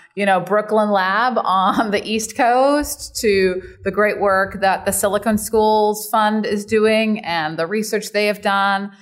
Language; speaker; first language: English; native; English